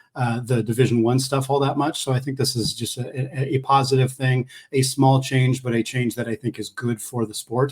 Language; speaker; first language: English; native; English